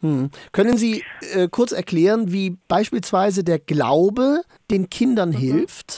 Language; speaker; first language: German; native; German